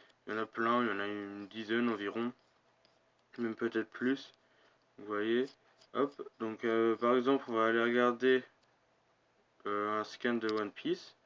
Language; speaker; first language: French; native; French